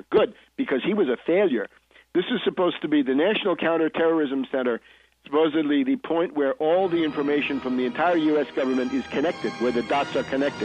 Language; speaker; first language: English; native; English